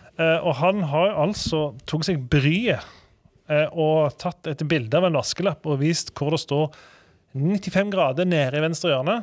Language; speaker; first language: Norwegian; native; Norwegian